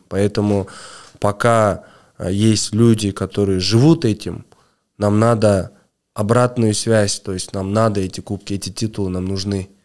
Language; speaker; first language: Russian; non-native, local second language; Kyrgyz